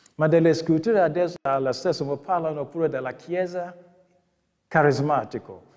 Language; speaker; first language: Italian; non-native, fluent; Akan